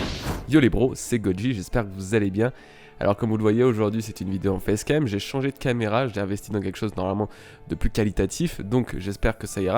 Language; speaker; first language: French; native; French